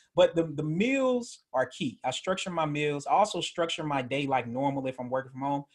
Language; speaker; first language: English; native; English